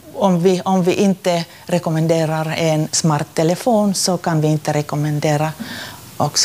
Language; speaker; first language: Swedish; non-native, local second language; Finnish